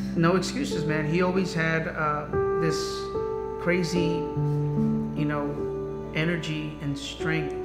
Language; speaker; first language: English; native; English